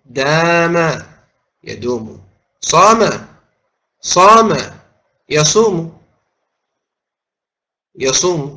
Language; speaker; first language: Arabic; non-native, fluent; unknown